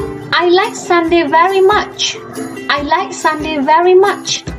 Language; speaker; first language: English; non-native, fluent; Indonesian